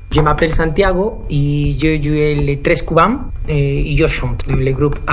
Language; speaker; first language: French; non-native, learner; Spanish